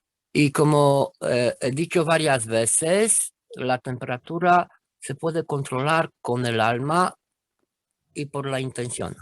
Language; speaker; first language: Spanish; non-native, fluent; Romanian